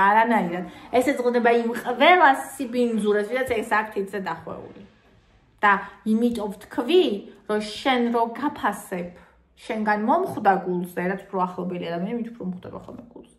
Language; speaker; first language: Georgian; native; Georgian